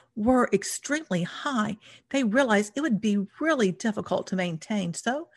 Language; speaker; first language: English; native; English